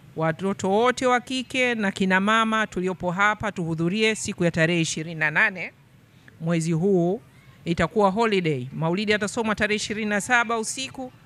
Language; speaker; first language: Swahili; native; Swahili